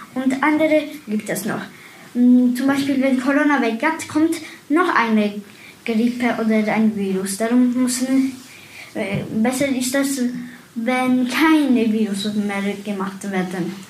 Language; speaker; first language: German; early bilingual, other home language; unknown